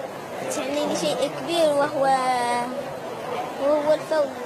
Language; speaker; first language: Arabic; native; Arabic